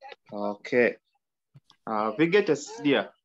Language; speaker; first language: German; non-native, learner; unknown